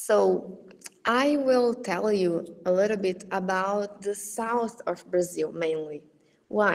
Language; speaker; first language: English; non-native, fluent; Portuguese